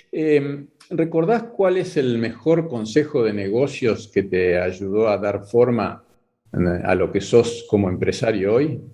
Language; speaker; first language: Spanish; native; Spanish